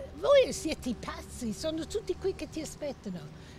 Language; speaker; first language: Italian; non-native, fluent; English